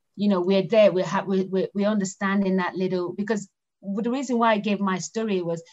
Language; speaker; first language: English; non-native, local second language; Yoruba